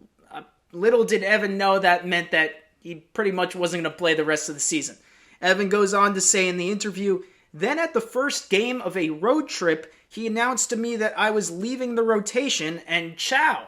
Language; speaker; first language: English; native; English